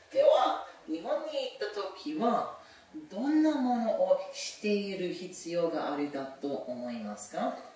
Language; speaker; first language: Japanese; non-native, learner; English